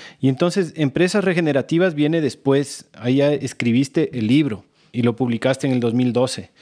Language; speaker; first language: Spanish; native; Spanish